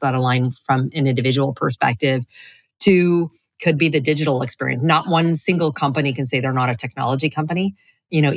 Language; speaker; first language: English; native; English